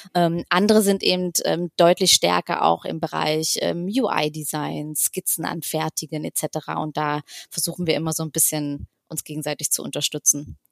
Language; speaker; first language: German; native; German